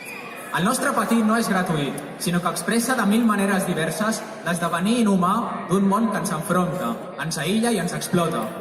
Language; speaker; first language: Catalan; native; Catalan